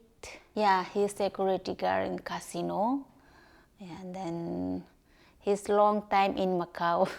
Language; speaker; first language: English; non-native, learner; Nepali